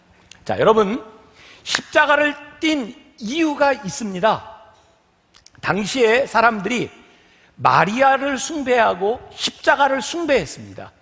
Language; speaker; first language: Korean; native; Korean